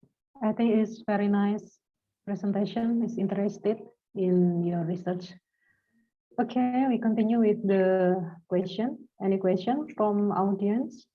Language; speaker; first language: English; non-native, learner; Indonesian